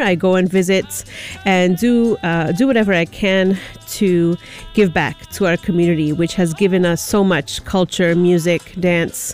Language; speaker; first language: English; early bilingual, other home language; Spanish